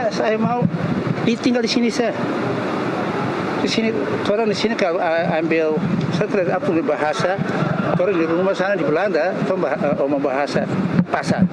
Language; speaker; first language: Indonesian; early bilingual, heritage; Indonesian